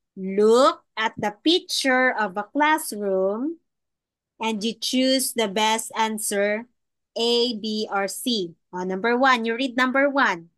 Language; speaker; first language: English; non-native, local second language; Filipino